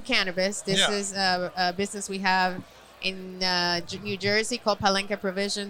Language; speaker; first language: English; non-native, fluent; Spanish